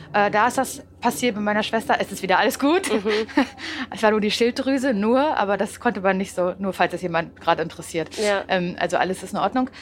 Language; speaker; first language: German; native; German